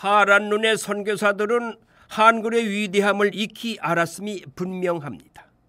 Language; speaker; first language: Korean; native; Korean